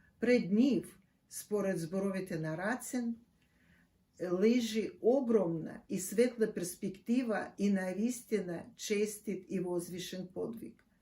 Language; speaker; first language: Macedonian; non-native, fluent; Russian